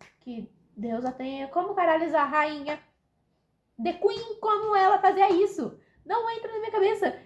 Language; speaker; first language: Portuguese; native; Portuguese